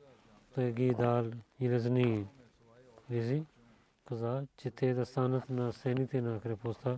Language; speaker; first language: Bulgarian; non-native, learner; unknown